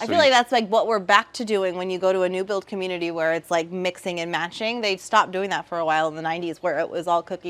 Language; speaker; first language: English; native; English